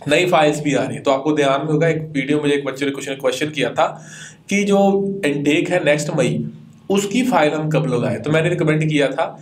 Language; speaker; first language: Hindi; non-native, local second language; Punjabi